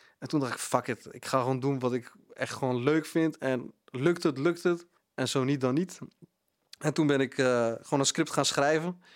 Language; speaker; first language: Dutch; early bilingual, other home language; Punjabi